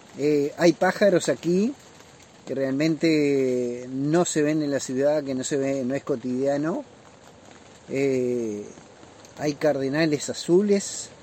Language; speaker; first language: Spanish; native; Spanish